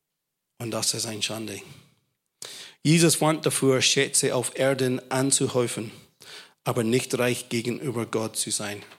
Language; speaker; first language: German; non-native, fluent; English